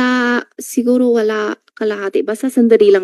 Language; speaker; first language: Filipino; non-native, learner; Chinese